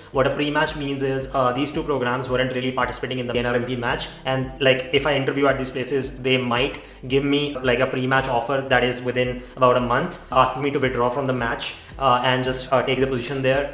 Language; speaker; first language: English; non-native, local second language; Hindi